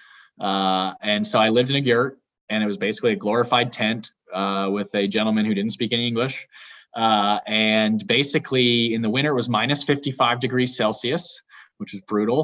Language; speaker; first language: English; native; English